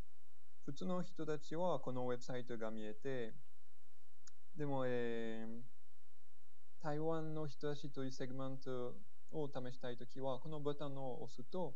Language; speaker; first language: Japanese; non-native, fluent; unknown